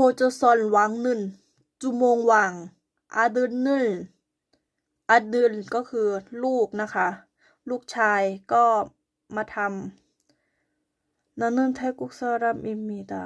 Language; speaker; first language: Korean; non-native, learner; Thai